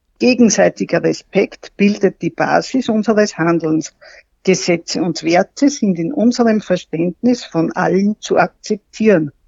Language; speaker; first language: German; native; German